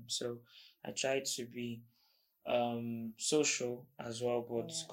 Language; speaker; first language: English; non-native, local second language; Igbo